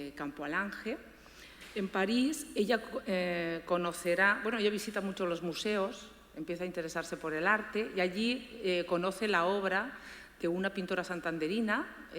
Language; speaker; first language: Spanish; native; Spanish